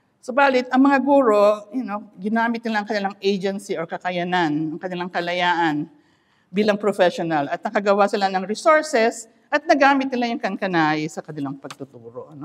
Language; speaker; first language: Filipino; non-native, local second language; Iloko